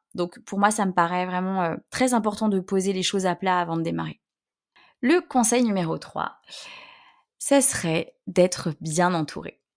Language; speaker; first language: French; native; French